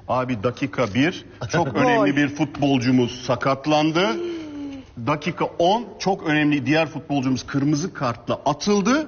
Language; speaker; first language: Turkish; native; Turkish